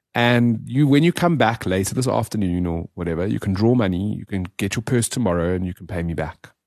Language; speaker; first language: English; native; English